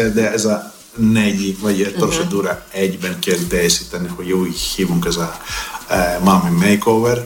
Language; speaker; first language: Hungarian; non-native, learner; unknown